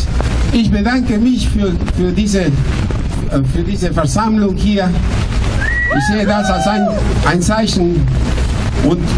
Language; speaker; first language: German; non-native, fluent; Spanish